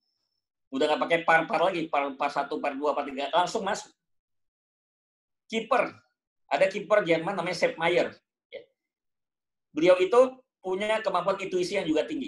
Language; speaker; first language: Indonesian; native; Indonesian